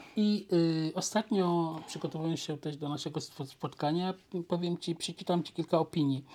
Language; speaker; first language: Polish; non-native, fluent; Wolof